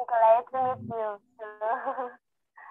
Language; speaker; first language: English; non-native, learner; Indonesian